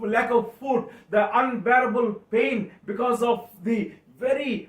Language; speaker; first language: English; non-native, local second language; Telugu